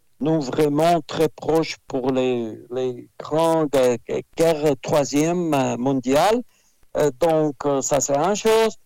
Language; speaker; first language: French; non-native, fluent; Russian